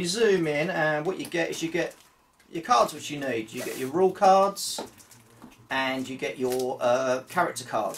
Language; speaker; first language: English; native; English